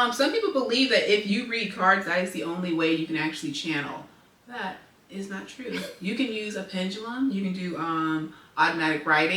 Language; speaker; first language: English; native; English